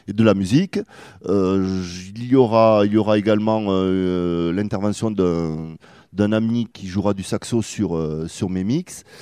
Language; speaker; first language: French; native; French